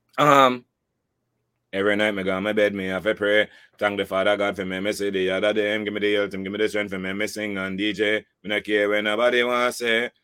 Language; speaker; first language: English; native; English